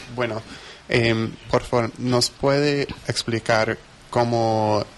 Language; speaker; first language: Spanish; non-native, fluent; English